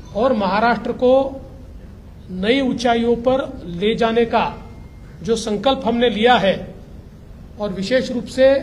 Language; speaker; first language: Hindi; non-native, local second language; Marathi